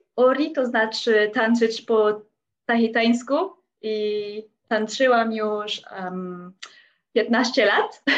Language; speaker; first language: Polish; non-native, learner; French